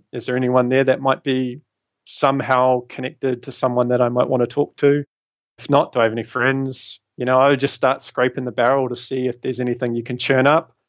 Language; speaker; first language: English; native; English